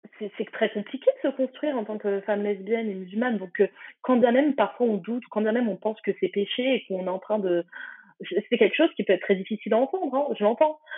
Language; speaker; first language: French; early bilingual, other home language; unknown